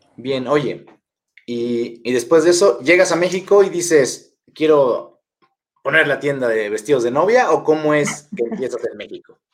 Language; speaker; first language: Spanish; native; Spanish